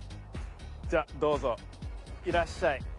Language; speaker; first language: Japanese; non-native, fluent; English